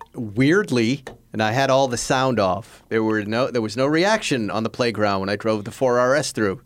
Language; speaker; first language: English; native; English